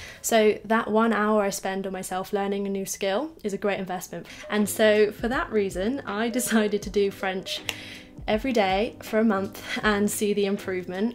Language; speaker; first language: English; native; English